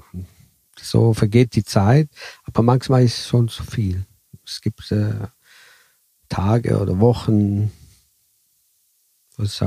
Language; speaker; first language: German; early bilingual, heritage; Italian